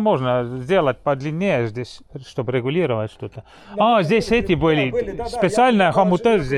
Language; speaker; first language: Russian; non-native, fluent; Estonian